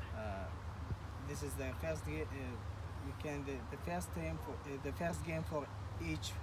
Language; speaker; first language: English; non-native, learner; Arabic